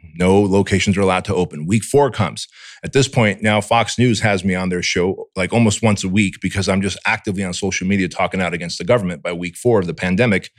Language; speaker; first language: English; early bilingual, other home language; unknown